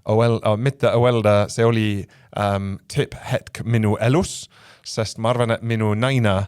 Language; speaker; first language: Estonian; non-native, fluent; English